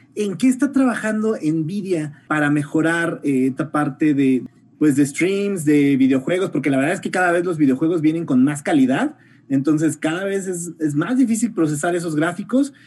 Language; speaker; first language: Spanish; native; Spanish